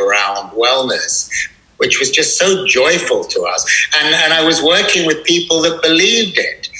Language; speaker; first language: English; native; English